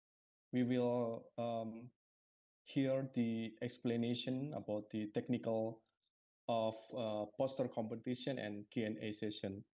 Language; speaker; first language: English; non-native, fluent; Indonesian